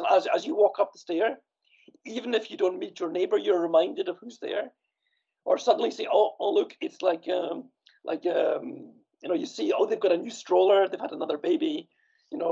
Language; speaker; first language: English; native; English